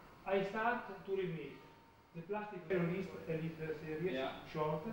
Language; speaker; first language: English; non-native, learner; Italian